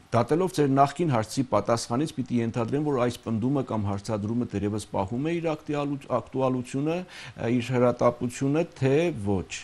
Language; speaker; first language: Armenian; native; Armenian